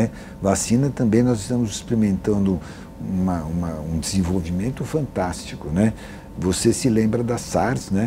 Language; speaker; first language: Portuguese; native; Portuguese